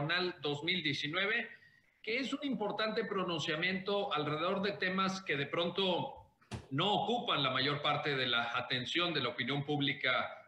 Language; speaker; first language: Spanish; native; Spanish